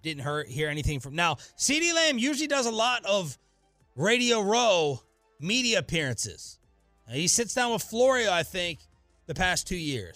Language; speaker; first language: English; native; English